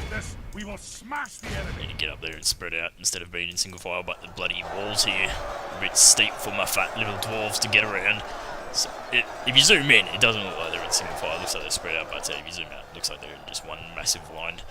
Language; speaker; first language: English; native; English